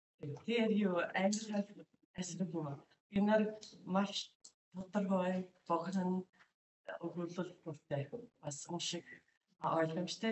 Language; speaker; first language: Mongolian; non-native, learner; English